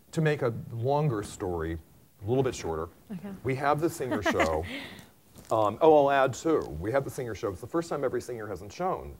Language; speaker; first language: English; native; English